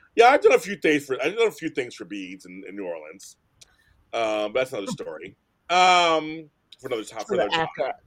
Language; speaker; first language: English; native; English